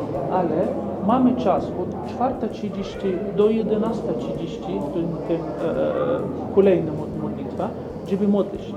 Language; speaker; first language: Polish; non-native, learner; Arabic